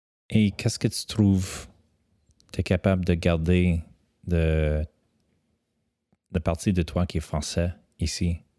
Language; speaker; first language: French; early bilingual, heritage; French